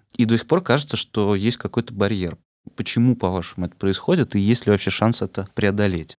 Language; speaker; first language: Russian; native; Russian